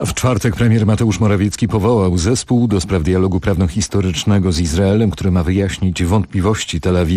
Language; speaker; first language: Polish; native; Polish